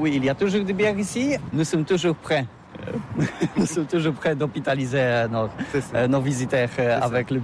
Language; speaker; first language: French; non-native, learner; Polish